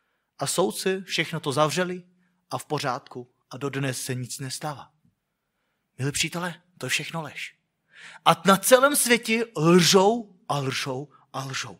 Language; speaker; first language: Czech; non-native, fluent; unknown